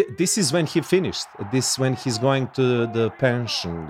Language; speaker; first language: English; non-native, learner; Serbian